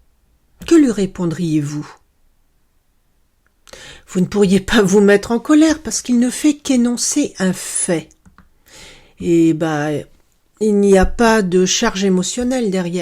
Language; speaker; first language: French; native; French